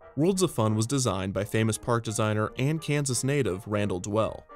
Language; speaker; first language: English; native; English